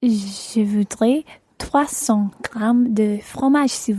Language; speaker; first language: French; non-native, learner; English